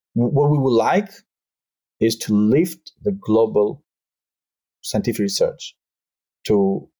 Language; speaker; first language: English; non-native, fluent; Albanian